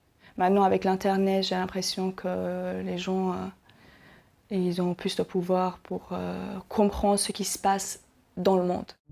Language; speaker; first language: French; non-native, fluent; Persian